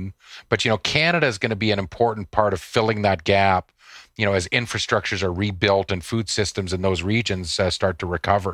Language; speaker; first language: English; native; English